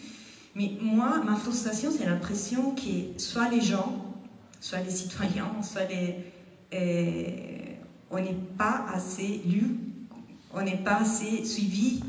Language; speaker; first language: French; non-native, fluent; Italian